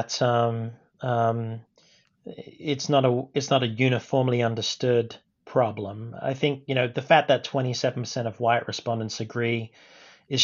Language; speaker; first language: English; native; English